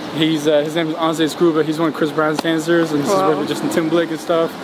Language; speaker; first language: English; non-native, fluent; Norwegian